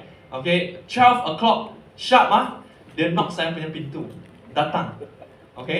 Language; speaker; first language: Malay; non-native, local second language; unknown